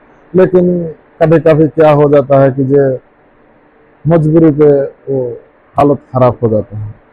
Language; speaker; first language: Hindi; non-native, fluent; Bangla